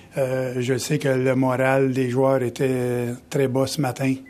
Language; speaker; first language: French; native; French